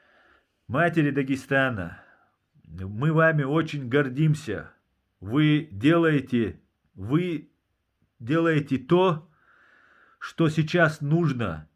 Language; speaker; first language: Russian; non-native, local second language; Chechen